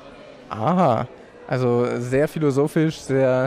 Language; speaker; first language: German; native; German